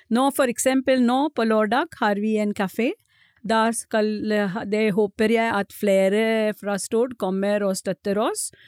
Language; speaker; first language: Norwegian; non-native, fluent; Marathi